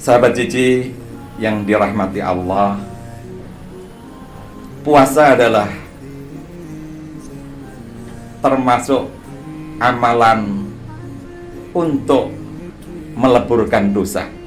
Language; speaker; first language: Indonesian; native; Indonesian